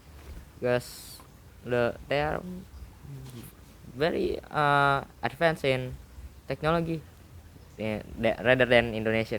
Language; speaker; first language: English; non-native, learner; Indonesian